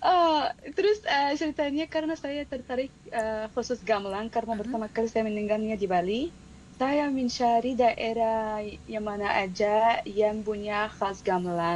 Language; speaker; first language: Indonesian; non-native, fluent; Arabic